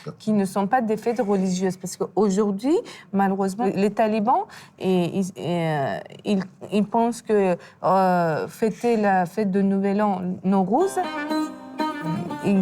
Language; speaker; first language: French; non-native, fluent; Persian